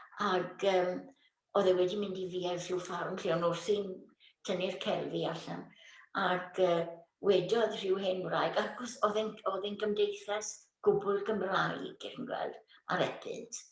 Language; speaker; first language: Welsh; native; Welsh